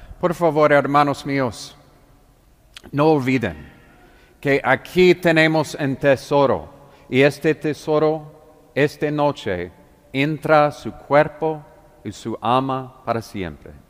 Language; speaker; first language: Spanish; non-native, fluent; English